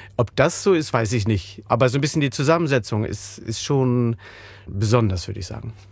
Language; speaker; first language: German; native; German